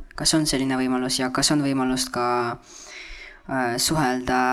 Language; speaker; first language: Estonian; non-native, fluent; Ukrainian